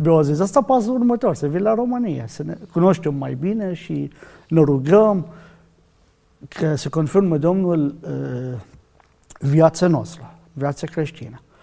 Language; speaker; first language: Romanian; non-native, learner; Arabic